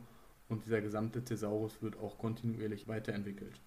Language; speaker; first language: German; native; German